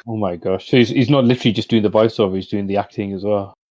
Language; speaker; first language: English; native; English